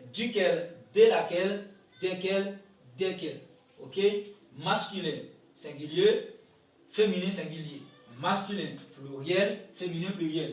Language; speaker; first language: French; non-native, local second language; Haitian Creole